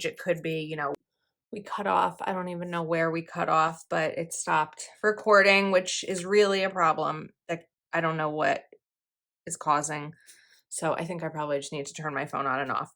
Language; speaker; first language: English; native; English